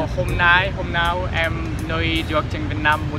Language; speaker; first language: Vietnamese; non-native, learner; French